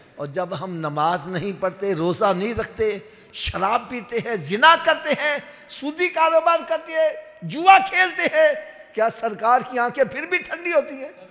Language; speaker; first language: Urdu; native; Urdu